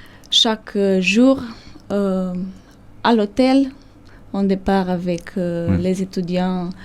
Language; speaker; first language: French; non-native, fluent; Romanian